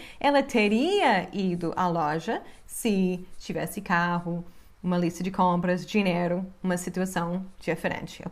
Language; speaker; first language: Portuguese; non-native, fluent; English